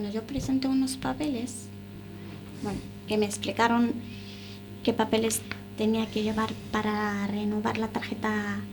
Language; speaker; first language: Spanish; non-native, fluent; Romanian